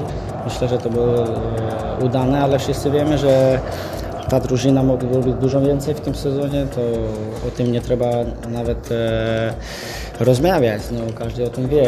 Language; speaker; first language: Polish; non-native, fluent; Armenian